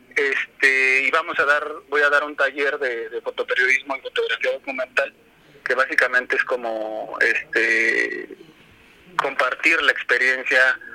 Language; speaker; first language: Spanish; native; Spanish